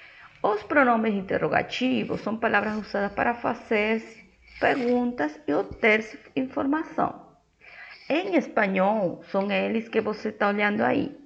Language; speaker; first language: Portuguese; non-native, fluent; Spanish